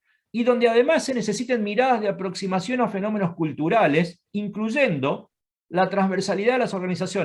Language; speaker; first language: Spanish; native; Spanish